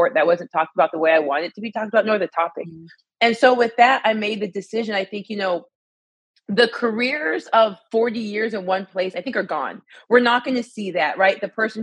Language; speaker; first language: English; native; English